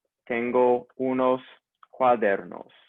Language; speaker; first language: Spanish; non-native, fluent; English